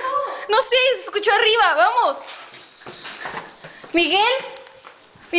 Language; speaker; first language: Spanish; native; Spanish